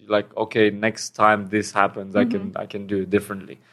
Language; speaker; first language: English; non-native, fluent; Romanian